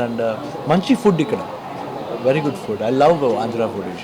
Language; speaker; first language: Telugu; non-native, learner; Kannada